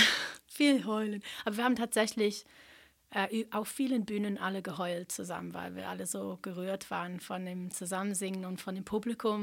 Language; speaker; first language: German; non-native, fluent; English